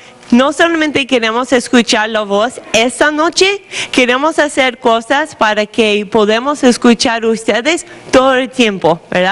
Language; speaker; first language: Spanish; non-native, fluent; English